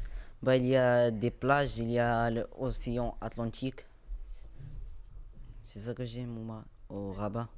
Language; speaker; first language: French; non-native, learner; Arabic